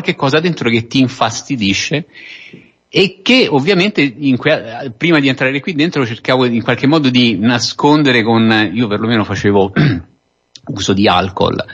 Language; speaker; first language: Italian; native; Italian